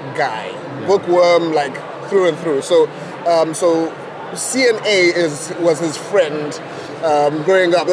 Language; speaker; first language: English; non-native, local second language; Xhosa